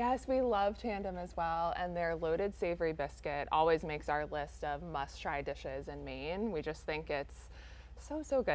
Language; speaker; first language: English; native; English